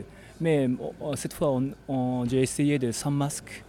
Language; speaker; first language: French; non-native, learner; Japanese